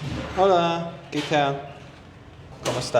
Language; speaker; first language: Spanish; non-native, learner; English